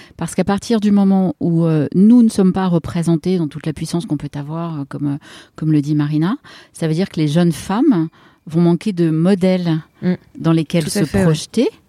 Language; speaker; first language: French; native; French